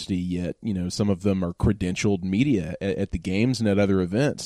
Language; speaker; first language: English; native; English